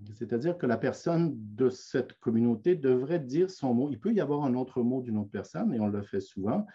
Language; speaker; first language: French; native; French